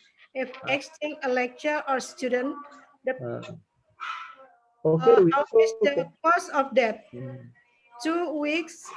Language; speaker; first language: English; non-native, learner; Indonesian